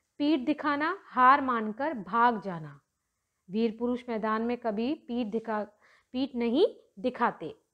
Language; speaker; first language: Hindi; native; Hindi